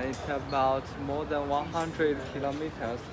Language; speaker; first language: English; non-native, learner; Chinese